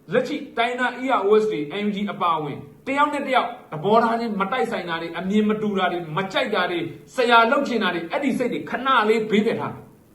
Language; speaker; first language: Burmese; native; Burmese